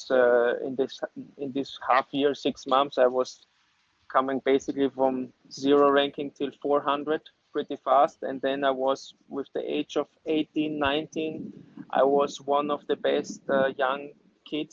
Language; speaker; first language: English; non-native, fluent; German